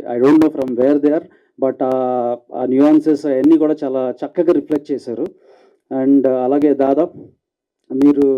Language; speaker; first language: Telugu; native; Telugu